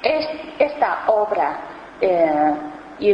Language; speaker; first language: Spanish; non-native, learner; Chinese